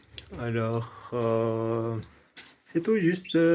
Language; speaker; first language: French; non-native, local second language; Arabic